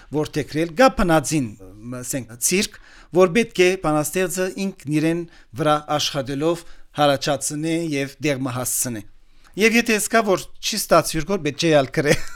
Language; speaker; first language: Armenian; early bilingual, heritage; Armenian